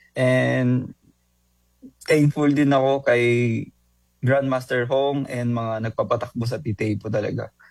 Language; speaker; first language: Filipino; native; Filipino